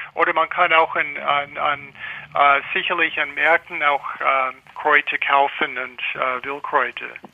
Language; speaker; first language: German; non-native, fluent; English